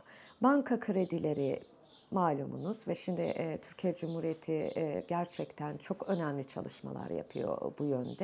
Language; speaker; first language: Turkish; native; Turkish